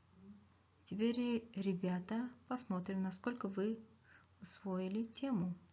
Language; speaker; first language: Russian; non-native, local second language; Kyrgyz